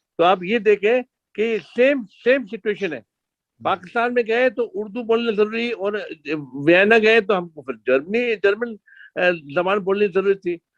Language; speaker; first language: Urdu; non-native, fluent; Arabic